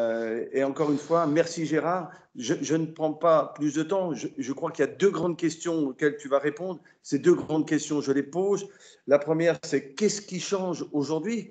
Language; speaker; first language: French; native; French